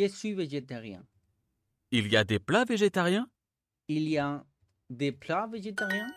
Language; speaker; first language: French; non-native, learner; Spanish